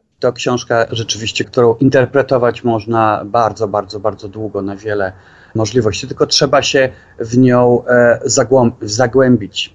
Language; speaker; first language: Polish; native; Polish